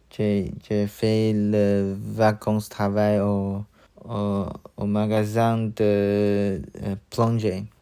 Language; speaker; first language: French; non-native, learner; Chinese